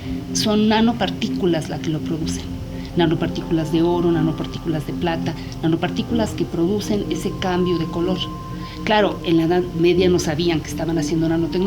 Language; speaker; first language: Spanish; native; Spanish